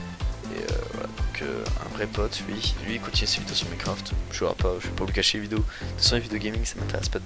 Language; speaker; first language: French; native; French